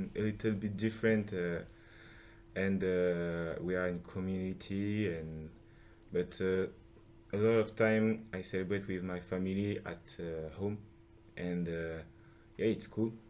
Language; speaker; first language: English; non-native, local second language; French